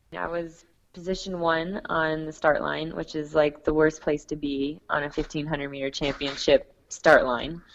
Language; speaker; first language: English; native; English